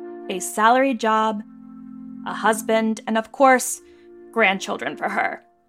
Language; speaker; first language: English; early bilingual, other home language; Greek